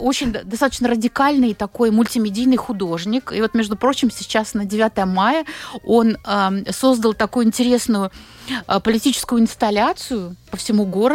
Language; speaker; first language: Russian; native; Russian